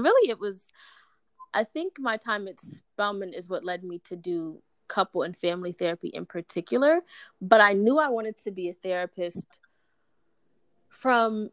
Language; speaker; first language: English; native; English